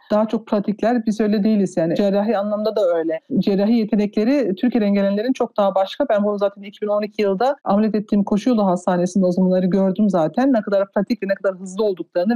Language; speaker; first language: Turkish; early bilingual, heritage; Turkish